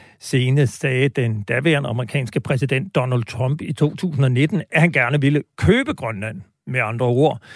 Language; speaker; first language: Danish; native; Danish